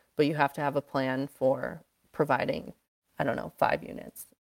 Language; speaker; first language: English; native; English